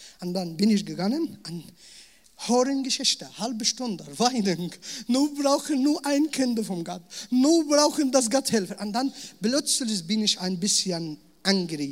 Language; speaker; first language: German; non-native, learner; Arabic